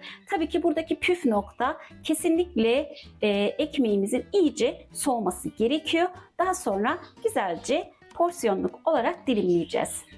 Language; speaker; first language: Turkish; native; Turkish